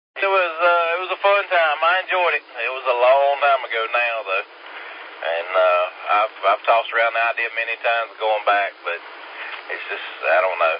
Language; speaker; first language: English; native; English